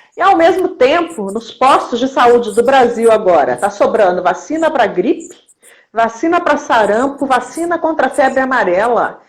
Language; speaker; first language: Portuguese; native; Portuguese